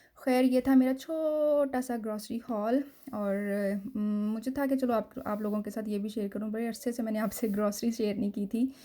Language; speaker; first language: Hindi; native; Hindi